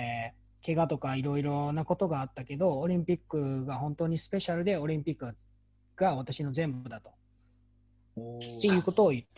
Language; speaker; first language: Japanese; non-native, fluent; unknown